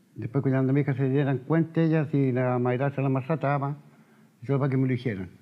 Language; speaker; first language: Spanish; native; Spanish